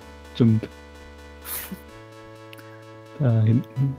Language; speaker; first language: German; native; German